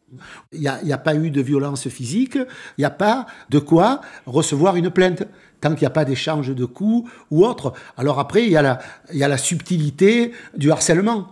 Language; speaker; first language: French; native; French